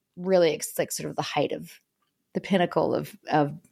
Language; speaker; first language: English; native; English